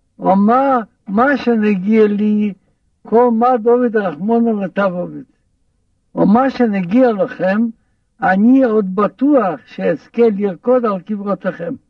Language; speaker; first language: Hebrew; non-native, fluent; Russian